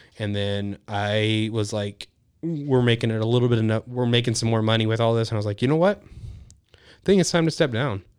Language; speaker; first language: English; native; English